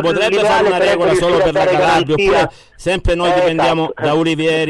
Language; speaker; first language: Italian; native; Italian